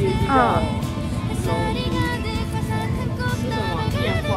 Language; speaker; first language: Chinese; non-native, learner; Japanese